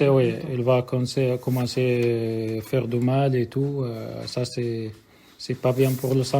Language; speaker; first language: French; non-native, learner; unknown